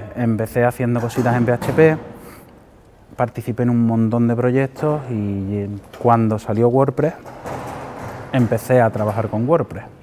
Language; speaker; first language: Spanish; native; Spanish